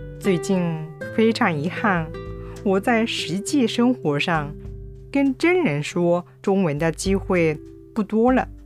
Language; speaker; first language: Chinese; non-native, fluent; Japanese